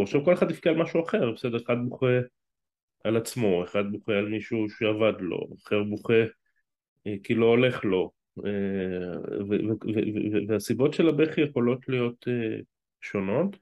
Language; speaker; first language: Hebrew; native; Hebrew